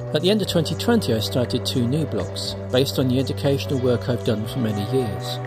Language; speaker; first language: English; native; English